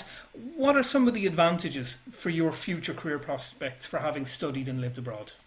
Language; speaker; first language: English; native; English